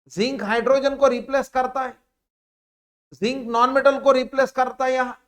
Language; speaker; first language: Hindi; non-native, local second language; Marathi